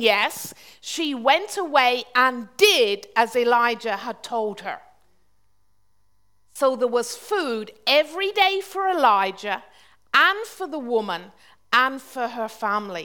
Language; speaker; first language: English; native; English